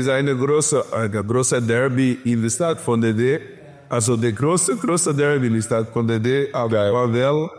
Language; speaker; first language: German; non-native, learner; Portuguese